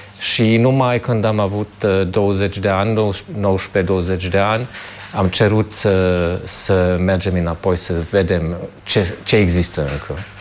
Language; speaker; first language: Romanian; non-native, fluent; German